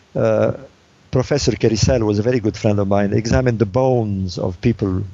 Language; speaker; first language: English; non-native, fluent; Arabic